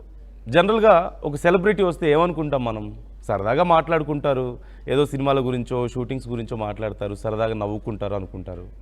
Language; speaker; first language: Telugu; native; Telugu